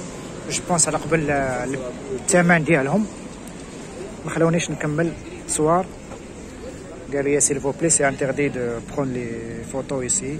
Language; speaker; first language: Arabic; native; Arabic